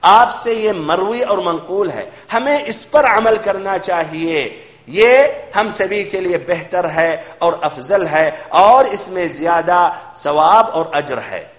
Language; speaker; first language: Urdu; native; Urdu